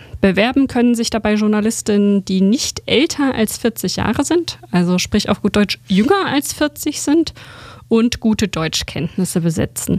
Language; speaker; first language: German; native; German